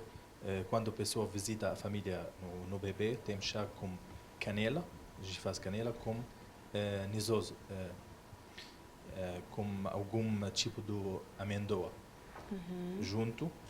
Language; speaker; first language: Portuguese; non-native, learner; Arabic